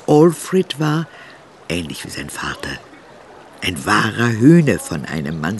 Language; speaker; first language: German; native; German